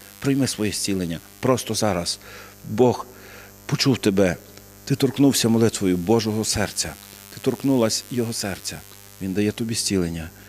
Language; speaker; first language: Ukrainian; native; Ukrainian